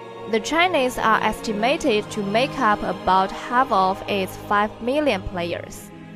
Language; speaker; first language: English; non-native, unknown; Chinese